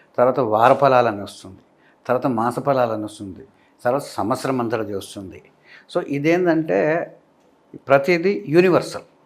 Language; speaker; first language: Telugu; non-native, fluent; Malayalam